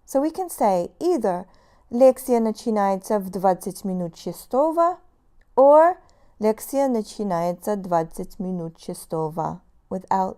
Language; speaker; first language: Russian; non-native, fluent; English